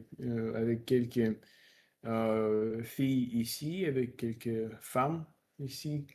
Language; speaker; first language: French; non-native, learner; Russian